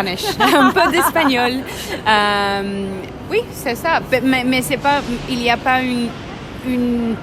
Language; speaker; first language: French; non-native, learner; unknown